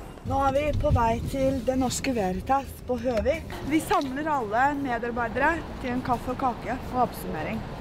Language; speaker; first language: Norwegian; non-native, fluent; Bosnian